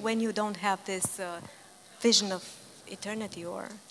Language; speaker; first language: English; non-native, fluent; Romanian